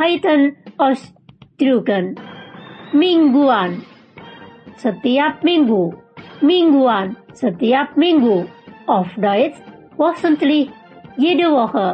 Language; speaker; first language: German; non-native, fluent; Indonesian